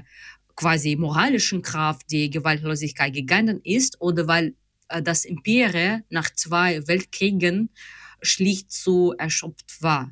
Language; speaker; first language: German; non-native, fluent; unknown